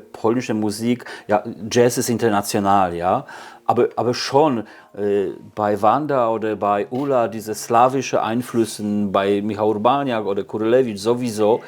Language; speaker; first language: German; non-native, fluent; Polish